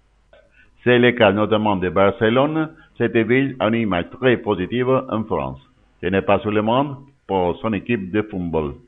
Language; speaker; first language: French; non-native, learner; Spanish